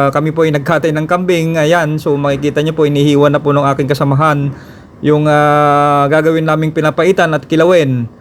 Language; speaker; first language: Filipino; non-native, local second language; Iloko